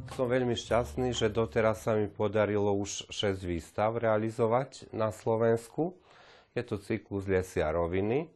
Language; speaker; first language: Slovak; native; Slovak